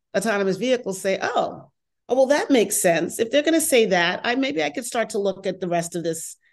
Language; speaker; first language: English; native; English